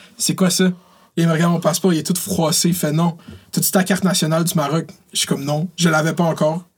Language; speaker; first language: French; early bilingual, other home language; Arabic